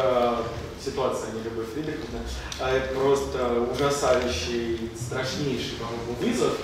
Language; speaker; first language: Russian; native; Russian